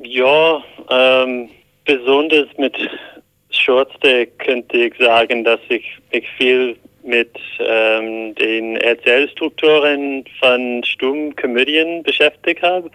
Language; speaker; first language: German; non-native, fluent; English